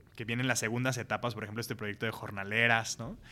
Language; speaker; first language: Spanish; native; Spanish